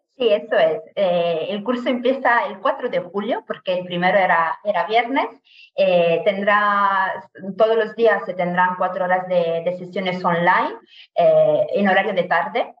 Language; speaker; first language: Spanish; non-native, fluent; Italian